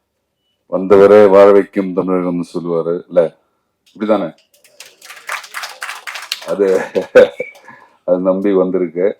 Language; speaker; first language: Tamil; non-native, learner; Malayalam